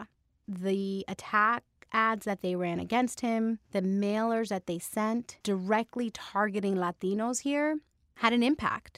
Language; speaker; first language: English; native; English